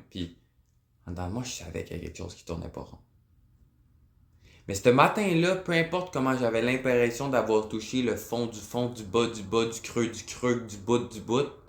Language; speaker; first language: French; native; French